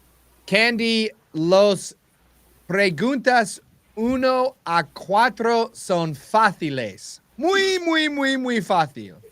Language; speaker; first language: Spanish; non-native, learner; English